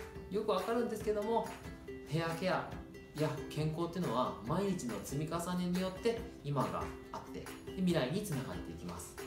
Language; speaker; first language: Japanese; native; Japanese